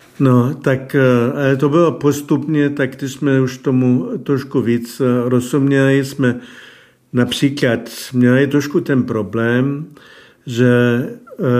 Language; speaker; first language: Czech; non-native, fluent; German